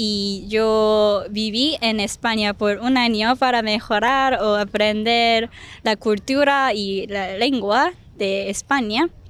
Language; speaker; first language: Spanish; non-native, learner; Japanese